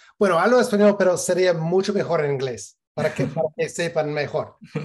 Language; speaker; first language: Spanish; non-native, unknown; English